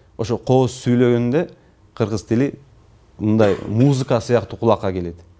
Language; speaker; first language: Kyrgyz; non-native, local second language; Turkish